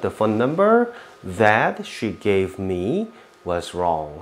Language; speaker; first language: English; non-native, fluent; Korean